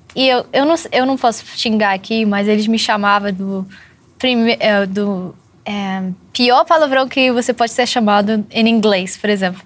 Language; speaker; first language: Portuguese; non-native, fluent; English